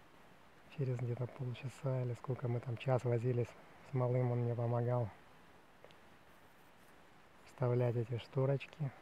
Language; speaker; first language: Russian; native; Russian